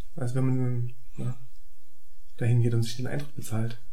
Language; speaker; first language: German; native; German